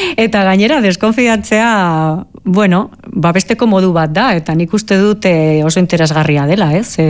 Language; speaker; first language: Basque; non-native, local second language; Spanish